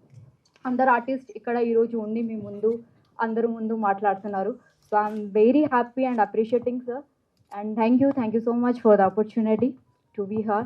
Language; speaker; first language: Telugu; non-native, fluent; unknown